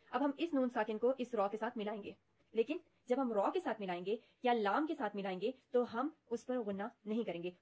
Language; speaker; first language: Urdu; native; Urdu